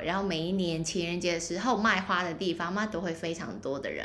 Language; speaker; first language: Chinese; non-native, local second language; Cantonese